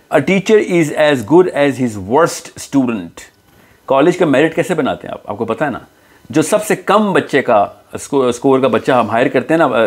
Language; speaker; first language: Urdu; native; Urdu